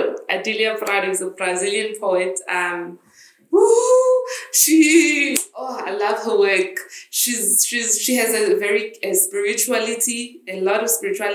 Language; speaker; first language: English; non-native, local second language; Zulu